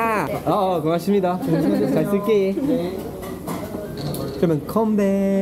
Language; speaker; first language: Korean; non-native, fluent; Spanish